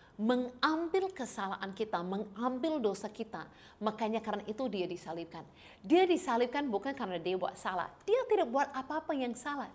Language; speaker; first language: Indonesian; non-native, fluent; English